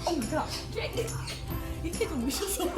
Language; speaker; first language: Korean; non-native, learner; English